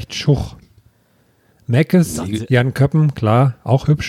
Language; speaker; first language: German; native; German